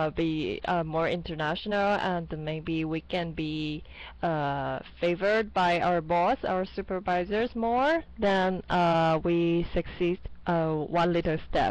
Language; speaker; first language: English; non-native, fluent; Chinese